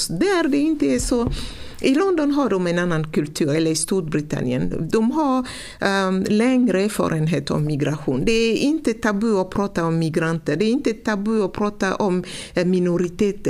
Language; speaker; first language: Swedish; non-native, fluent; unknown